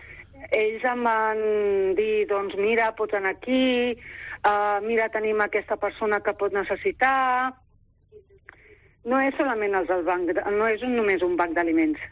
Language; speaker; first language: Catalan; non-native, local second language; Spanish